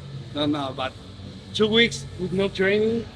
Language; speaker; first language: English; non-native, learner; Spanish